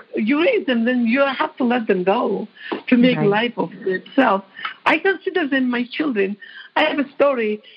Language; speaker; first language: English; non-native, fluent; Georgian